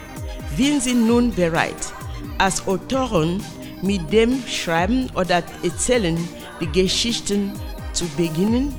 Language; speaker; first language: German; non-native, fluent; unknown